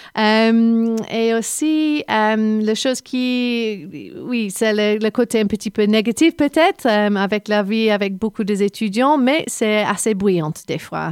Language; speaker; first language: French; non-native, fluent; English